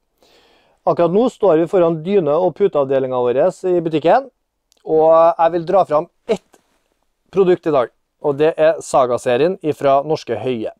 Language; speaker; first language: Norwegian; native; Norwegian